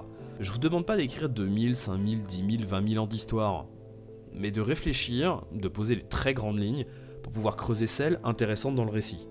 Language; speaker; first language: French; native; French